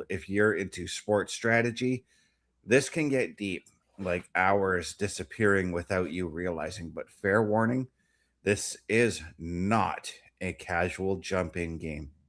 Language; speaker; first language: English; native; English